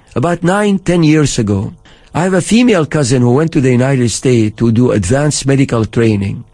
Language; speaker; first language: English; non-native, fluent; Arabic